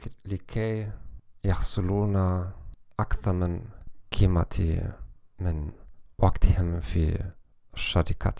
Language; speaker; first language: Arabic; non-native, learner; German